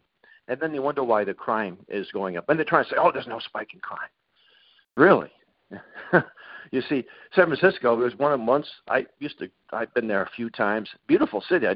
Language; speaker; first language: English; native; English